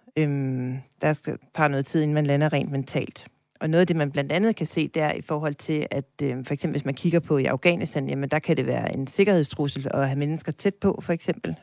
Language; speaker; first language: Danish; native; Danish